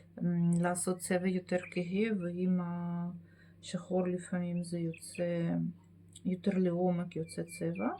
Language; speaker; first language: Hebrew; non-native, fluent; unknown